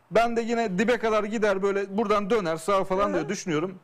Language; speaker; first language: Turkish; native; Turkish